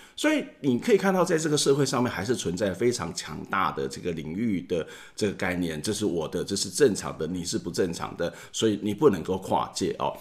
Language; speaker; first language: Chinese; native; Chinese